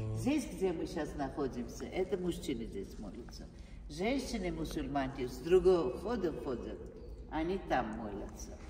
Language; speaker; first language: Russian; non-native, fluent; Armenian